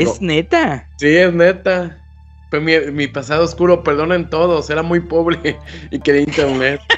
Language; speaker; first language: Spanish; native; Spanish